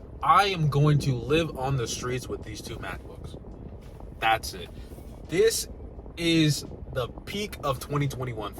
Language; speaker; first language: English; native; English